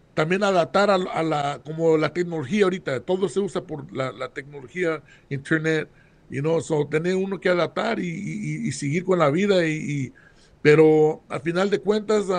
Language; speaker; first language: Spanish; early bilingual, heritage; Spanish